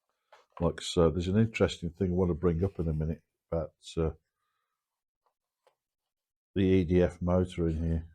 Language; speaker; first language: English; native; English